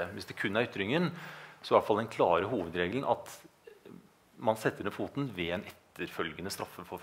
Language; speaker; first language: Norwegian; native; Norwegian